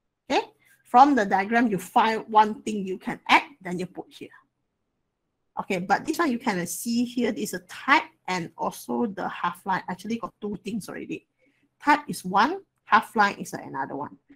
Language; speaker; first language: English; non-native, local second language; Chinese